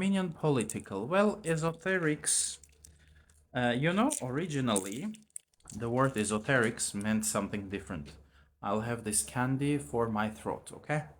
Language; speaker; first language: English; non-native, fluent; Armenian